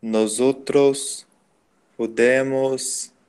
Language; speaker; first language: Spanish; non-native, learner; Portuguese